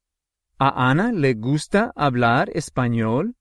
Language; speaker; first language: Spanish; non-native, fluent; English